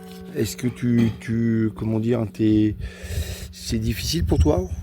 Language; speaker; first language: French; native; French